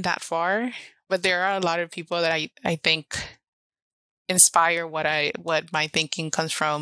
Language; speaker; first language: English; early bilingual, other home language; Spanish